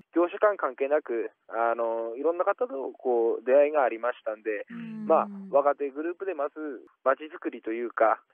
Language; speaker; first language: Japanese; native; Japanese